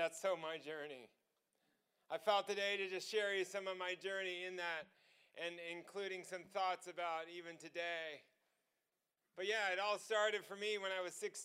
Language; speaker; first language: English; native; English